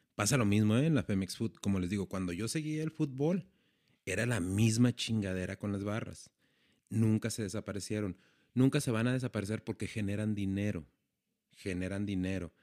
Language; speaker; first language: Spanish; native; Spanish